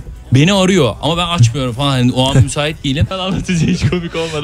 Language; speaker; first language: Turkish; native; Turkish